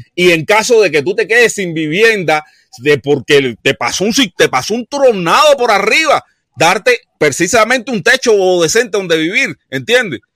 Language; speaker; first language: Spanish; native; Spanish